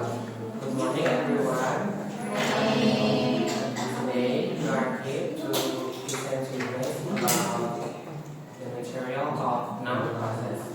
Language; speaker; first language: English; non-native, learner; Indonesian